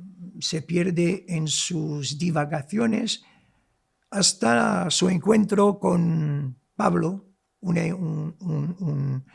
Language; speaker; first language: Spanish; non-native, local second language; Arabic